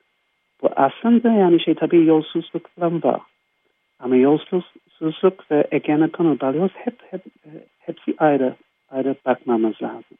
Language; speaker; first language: Turkish; non-native, fluent; English